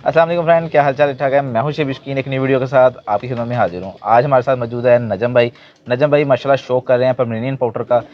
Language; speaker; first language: Urdu; non-native, local second language; Punjabi